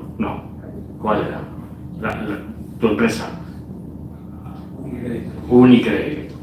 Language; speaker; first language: Spanish; native; Spanish